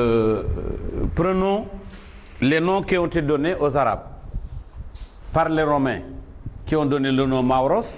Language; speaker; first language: French; non-native, local second language; Wolof